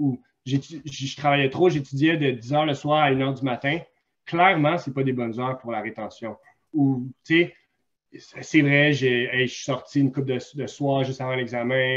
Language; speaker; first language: French; native; French